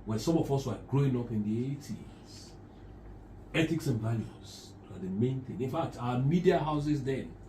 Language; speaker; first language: English; non-native, local second language; Yoruba